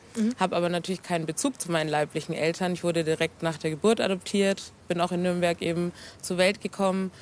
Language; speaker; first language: German; native; German